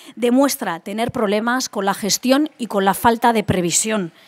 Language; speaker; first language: Spanish; native; Spanish